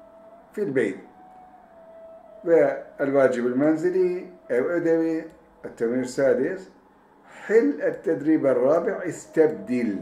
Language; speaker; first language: Arabic; non-native, fluent; Turkish